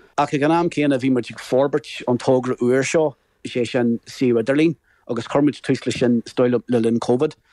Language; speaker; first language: Irish; native; Irish